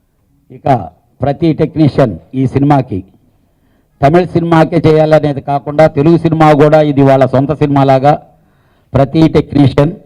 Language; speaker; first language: Telugu; native; Telugu